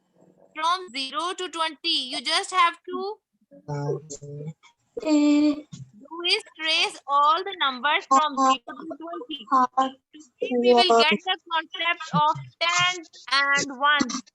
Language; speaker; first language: English; non-native, fluent; Urdu